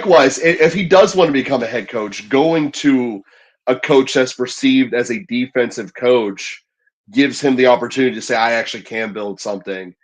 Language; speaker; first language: English; native; English